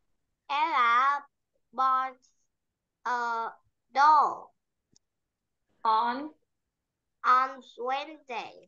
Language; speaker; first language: English; non-native, learner; Vietnamese